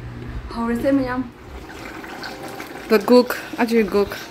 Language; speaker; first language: English; non-native, local second language; Tangkhul Naga (India)